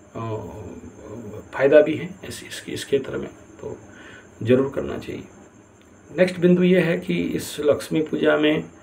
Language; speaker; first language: Hindi; non-native, local second language; Odia